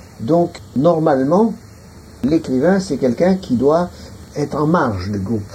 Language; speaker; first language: French; non-native, local second language; Arabic